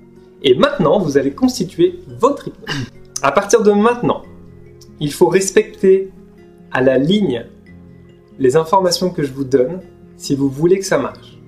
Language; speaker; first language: French; native; French